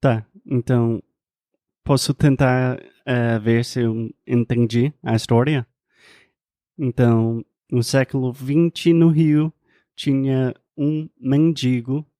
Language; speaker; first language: Portuguese; non-native, fluent; English